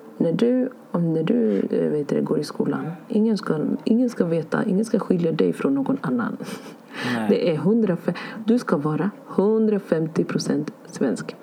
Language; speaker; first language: Swedish; early bilingual, other home language; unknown